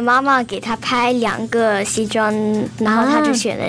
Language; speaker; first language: Chinese; early bilingual, other home language; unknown